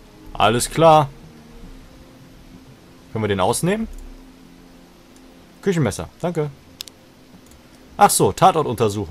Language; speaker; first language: German; native; German